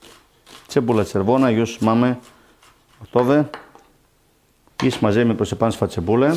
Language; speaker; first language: Polish; non-native, learner; Greek